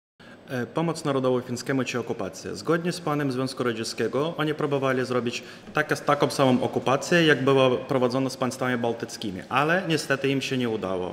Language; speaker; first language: Polish; non-native, fluent; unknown